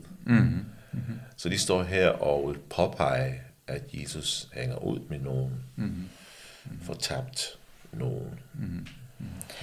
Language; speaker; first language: Danish; early bilingual, other home language; English